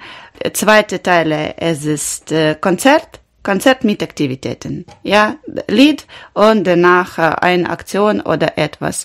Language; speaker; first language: German; non-native, learner; Ukrainian